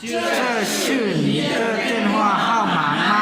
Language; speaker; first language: Chinese; non-native, learner; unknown